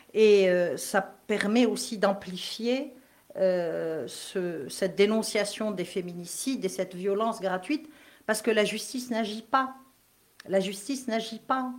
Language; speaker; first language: French; non-native, local second language; Kabyle